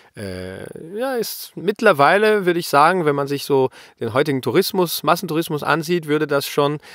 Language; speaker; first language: German; early bilingual, heritage; German